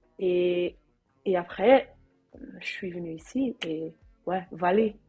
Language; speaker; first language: French; non-native, learner; Dutch